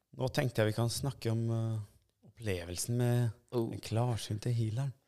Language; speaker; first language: Norwegian; early bilingual, other home language; Albanian